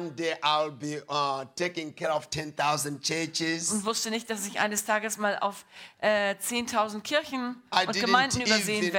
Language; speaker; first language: German; non-native, learner; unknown